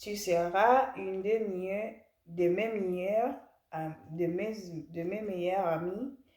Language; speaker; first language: French; non-native, learner; English